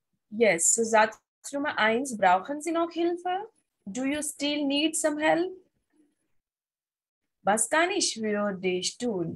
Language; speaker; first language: German; non-native, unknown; Hindi